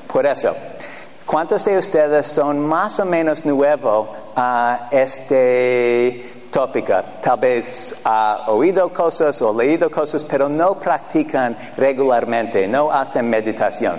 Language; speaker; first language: Spanish; non-native, fluent; English